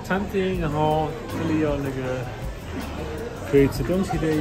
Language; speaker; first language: Chinese; non-native, fluent; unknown